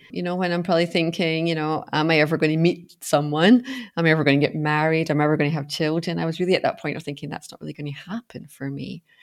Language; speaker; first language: English; native; English